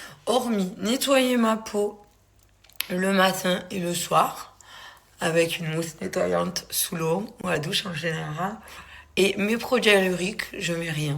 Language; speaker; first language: French; native; French